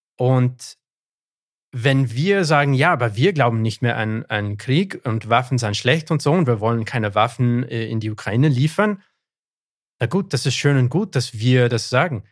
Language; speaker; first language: German; non-native, fluent; English